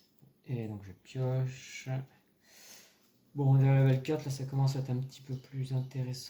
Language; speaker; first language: French; native; French